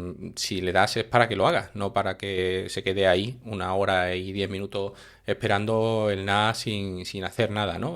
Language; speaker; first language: Spanish; native; Spanish